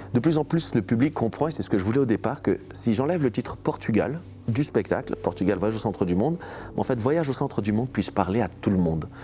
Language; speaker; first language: French; early bilingual, other home language; Portuguese